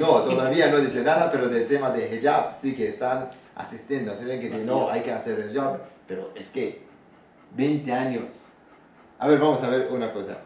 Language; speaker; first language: Spanish; non-native, learner; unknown